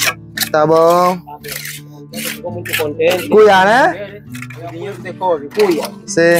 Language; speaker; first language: Portuguese; non-native, learner; Vietnamese